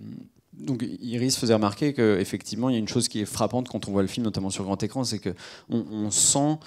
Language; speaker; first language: French; native; French